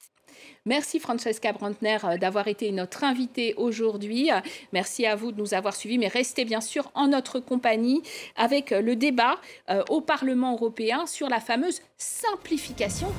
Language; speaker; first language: French; native; French